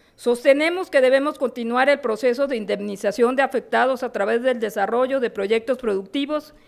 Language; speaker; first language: Spanish; native; Spanish